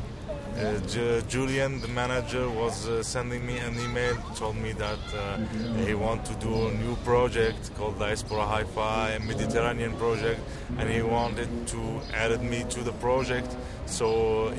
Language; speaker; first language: English; non-native, learner; Arabic